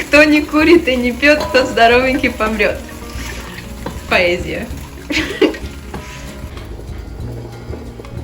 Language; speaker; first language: Russian; early bilingual, heritage; Russian